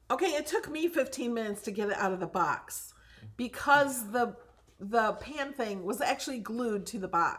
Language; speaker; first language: English; native; English